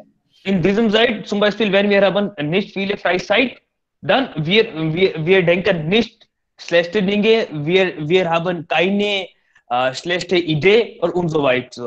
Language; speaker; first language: German; non-native, learner; Hindi